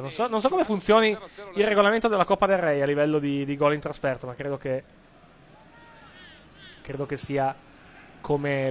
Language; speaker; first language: Italian; native; Italian